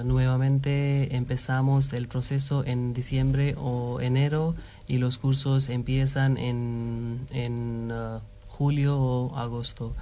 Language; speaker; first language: Spanish; non-native, fluent; Hindi